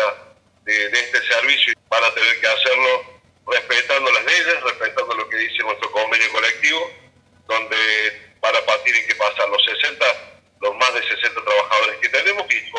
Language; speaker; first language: Spanish; native; Spanish